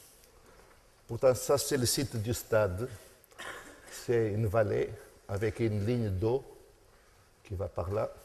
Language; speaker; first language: French; non-native, fluent; Portuguese